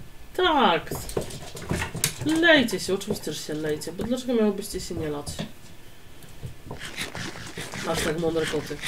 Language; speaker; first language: Polish; native; Polish